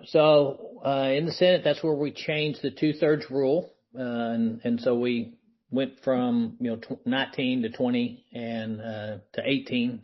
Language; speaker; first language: English; native; English